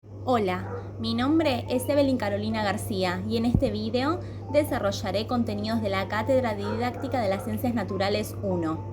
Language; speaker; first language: Spanish; native; Spanish